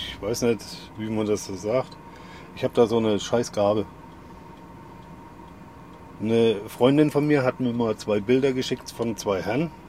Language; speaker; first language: German; native; German